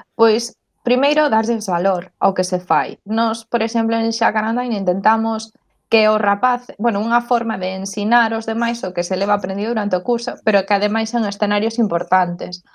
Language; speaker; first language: Galician; non-native, local second language; Spanish